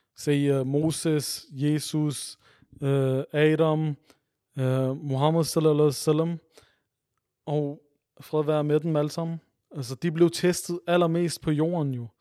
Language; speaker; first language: Danish; early bilingual, other home language; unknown